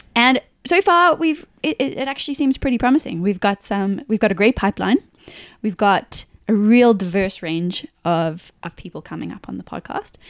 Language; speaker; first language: English; native; English